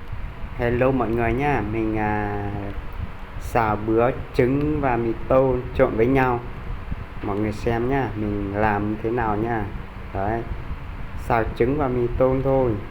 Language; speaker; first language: Vietnamese; non-native, local second language; Hmong